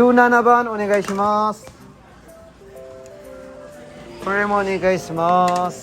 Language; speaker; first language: Japanese; non-native, learner; Nepali